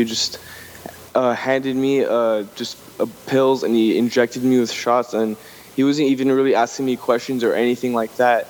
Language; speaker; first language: English; native; English